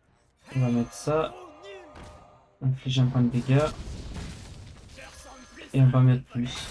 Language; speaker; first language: French; native; French